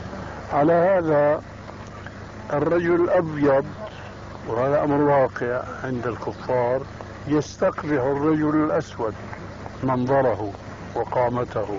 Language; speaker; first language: Arabic; early bilingual, other home language; Albanian